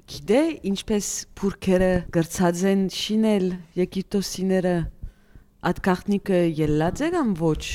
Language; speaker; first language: Armenian; early bilingual, heritage; Armenian